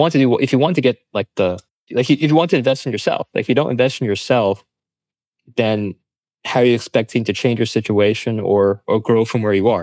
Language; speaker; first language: English; native; English